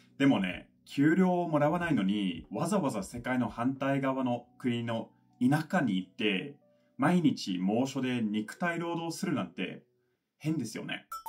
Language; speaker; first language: Japanese; non-native, fluent; English